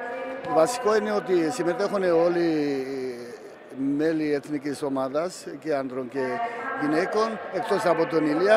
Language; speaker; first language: Greek; non-native, fluent; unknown